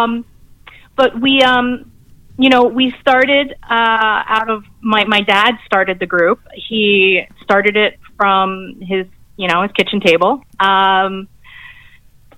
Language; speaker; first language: English; native; English